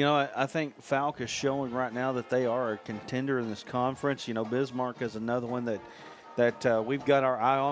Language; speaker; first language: English; native; English